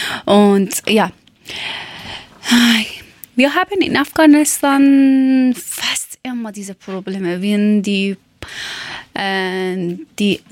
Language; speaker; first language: German; non-native, learner; Persian